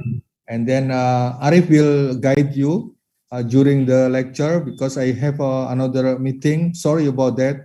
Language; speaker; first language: English; non-native, learner; Indonesian